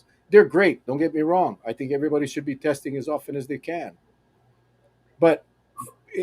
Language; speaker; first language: English; native; English